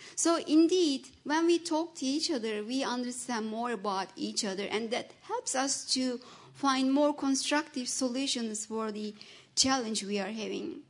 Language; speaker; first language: English; non-native, fluent; Turkish